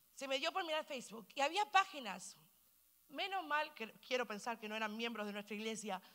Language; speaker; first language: Spanish; early bilingual, heritage; Spanish